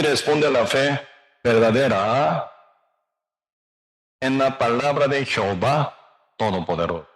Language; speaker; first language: Spanish; non-native, learner; Korean